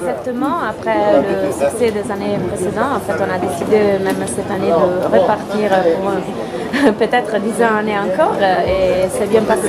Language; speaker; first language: French; non-native, fluent; Italian